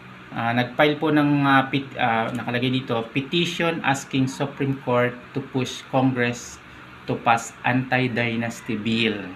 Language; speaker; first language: English; non-native, local second language; Filipino